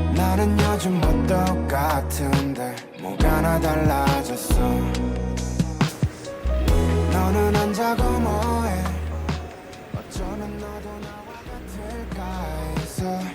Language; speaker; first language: Korean; non-native, fluent; English